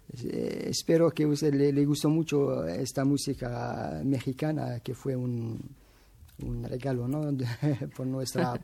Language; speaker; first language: Spanish; non-native, fluent; Arabic